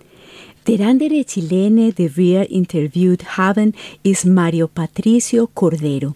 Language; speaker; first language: German; non-native, fluent; Spanish